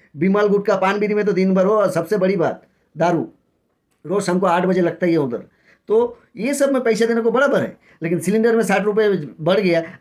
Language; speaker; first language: Hindi; non-native, local second language; Bangla